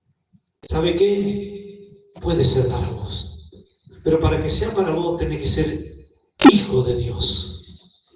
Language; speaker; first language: Spanish; native; Spanish